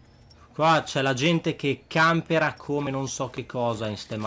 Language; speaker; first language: Italian; native; Italian